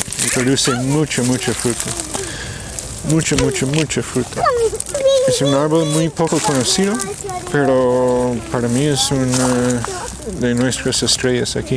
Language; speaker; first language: Spanish; non-native, fluent; English